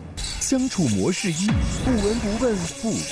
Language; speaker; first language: Chinese; native; Chinese